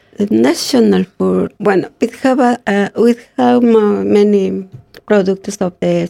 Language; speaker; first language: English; non-native, learner; Spanish